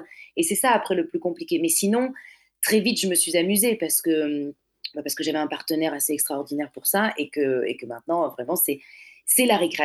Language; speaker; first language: French; native; French